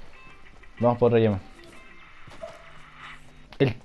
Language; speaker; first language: Spanish; native; Spanish